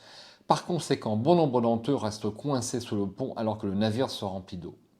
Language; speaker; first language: French; native; French